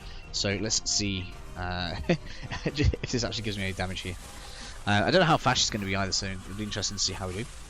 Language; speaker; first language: English; native; English